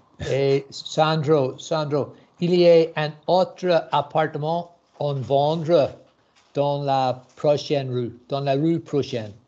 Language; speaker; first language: French; non-native, learner; English